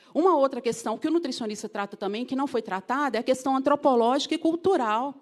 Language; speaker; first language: Portuguese; native; Portuguese